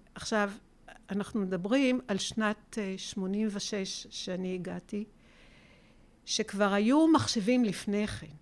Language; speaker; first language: Hebrew; native; Hebrew